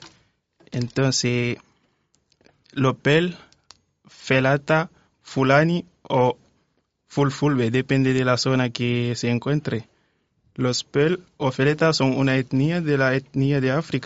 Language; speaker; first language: Spanish; non-native, fluent; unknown